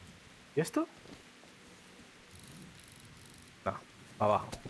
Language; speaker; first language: Spanish; native; Spanish